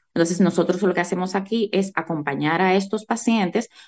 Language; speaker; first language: Spanish; native; Spanish